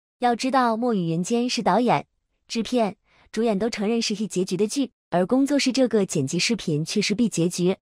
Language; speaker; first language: Chinese; native; Chinese